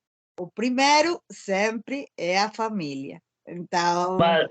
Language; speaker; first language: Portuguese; non-native, learner; Spanish